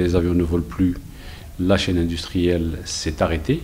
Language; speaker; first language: French; non-native, local second language; Arabic